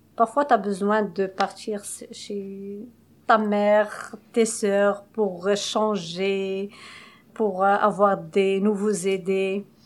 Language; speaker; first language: French; non-native, local second language; Arabic